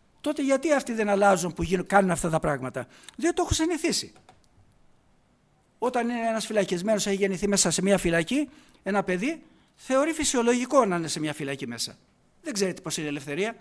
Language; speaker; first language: Greek; native; Greek